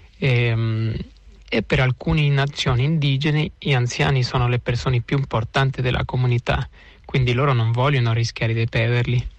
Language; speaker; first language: Italian; non-native, fluent; Spanish